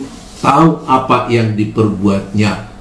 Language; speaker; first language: Indonesian; native; Indonesian